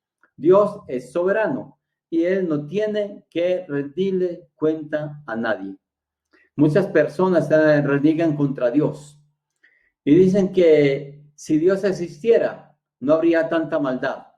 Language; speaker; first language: Spanish; native; Spanish